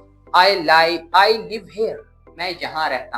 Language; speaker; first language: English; non-native, local second language; Urdu